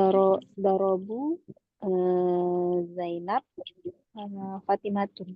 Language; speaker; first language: Arabic; non-native, learner; Indonesian